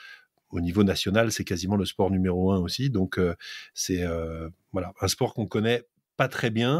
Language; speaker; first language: French; native; French